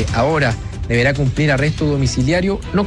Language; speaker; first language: Spanish; native; Spanish